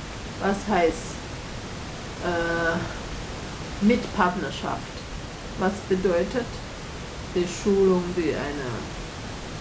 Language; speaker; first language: German; non-native, learner; Chinese